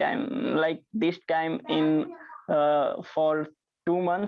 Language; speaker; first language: English; non-native, learner; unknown